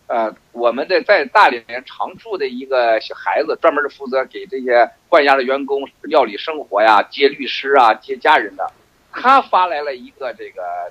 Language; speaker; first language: Chinese; native; Chinese